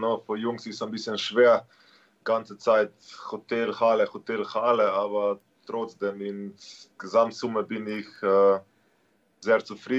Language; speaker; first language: German; non-native, learner; Slovenian